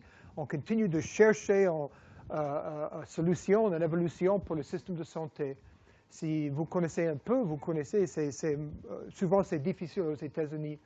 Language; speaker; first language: French; non-native, fluent; English